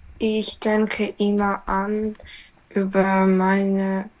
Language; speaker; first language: German; non-native, learner; Ukrainian